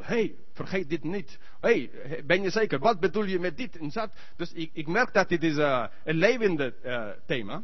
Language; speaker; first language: Dutch; non-native, learner; English